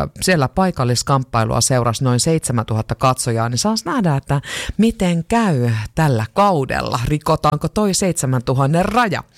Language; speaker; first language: Finnish; native; Finnish